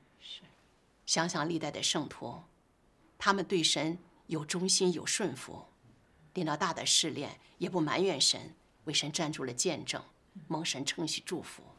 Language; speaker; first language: Chinese; native; Chinese